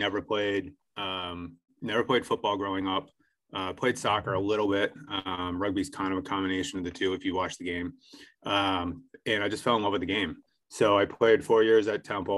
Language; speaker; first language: English; native; English